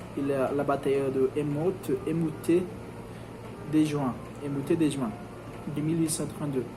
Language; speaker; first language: French; non-native, learner; Portuguese